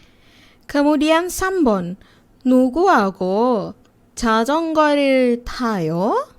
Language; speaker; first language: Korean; non-native, fluent; Indonesian